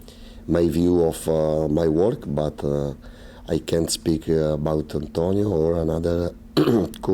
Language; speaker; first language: English; non-native, learner; Italian